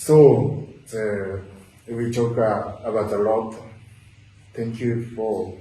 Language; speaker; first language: English; non-native, learner; Japanese